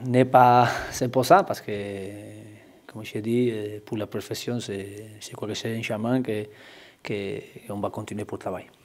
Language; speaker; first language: French; non-native, learner; Spanish